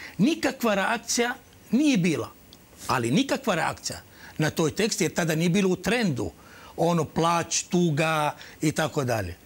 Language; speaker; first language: Croatian; non-native, fluent; Arabic